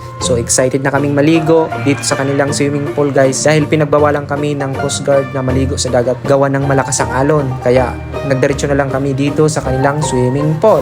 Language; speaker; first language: Filipino; non-native, local second language; Masbatenyo